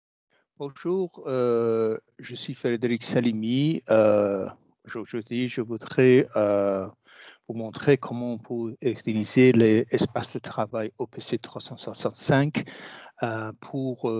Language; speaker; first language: French; non-native, fluent; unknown